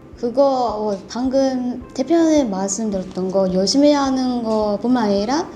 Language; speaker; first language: Korean; non-native, learner; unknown